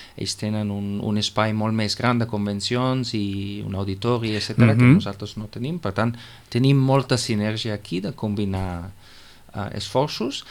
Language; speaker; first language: Catalan; non-native, fluent; German